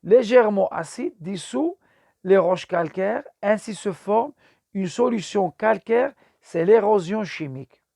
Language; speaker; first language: French; non-native, local second language; Arabic